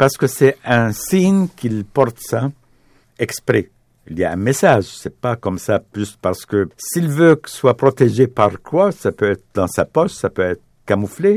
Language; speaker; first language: French; non-native, fluent; Arabic